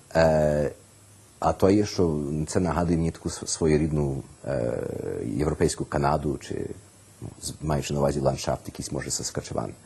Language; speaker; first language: Ukrainian; early bilingual, heritage; Ukrainian